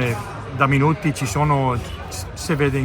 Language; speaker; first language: Italian; non-native, learner; English